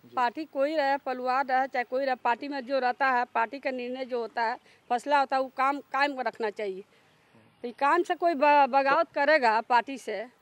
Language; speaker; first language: Hindi; native; Hindi